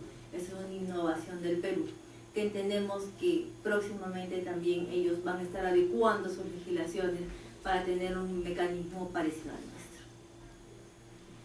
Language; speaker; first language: Spanish; native; Spanish